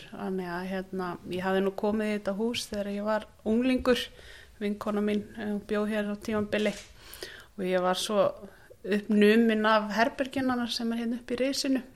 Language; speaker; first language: Icelandic; native; Icelandic